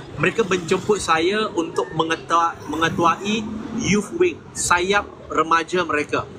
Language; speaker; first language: Malay; non-native, local second language; Chinese